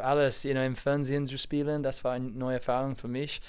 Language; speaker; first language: German; non-native, learner; English